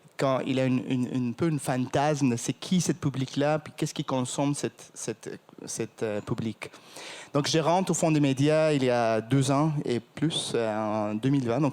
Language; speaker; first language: French; non-native, fluent; Spanish